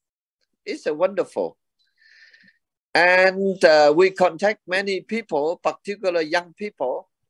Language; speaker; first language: English; non-native, learner; Vietnamese